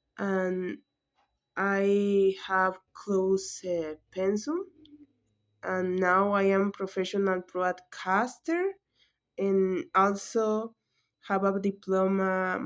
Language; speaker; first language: English; non-native, learner; Spanish